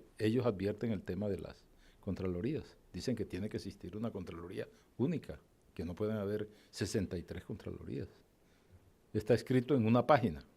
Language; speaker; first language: Spanish; native; Spanish